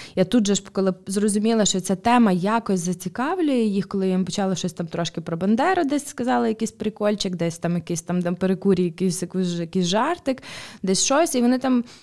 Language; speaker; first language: Ukrainian; native; Ukrainian